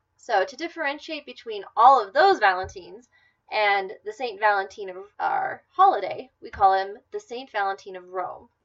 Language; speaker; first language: English; native; English